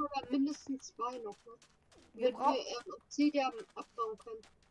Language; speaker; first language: German; native; German